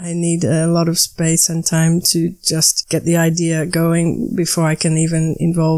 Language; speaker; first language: English; native; English